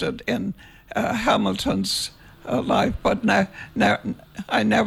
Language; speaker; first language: English; non-native, fluent; Danish